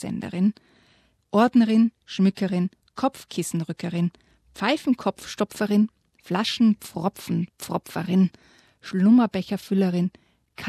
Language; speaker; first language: German; native; German